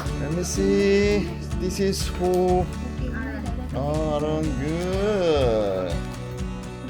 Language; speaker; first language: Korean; native; Korean